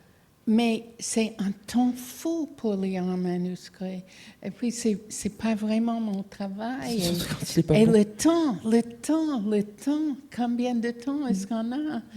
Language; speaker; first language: French; non-native, fluent; English